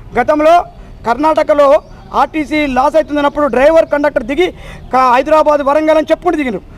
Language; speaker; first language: Telugu; native; Telugu